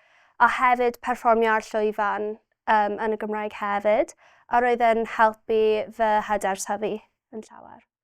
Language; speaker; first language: Welsh; non-native, local second language; English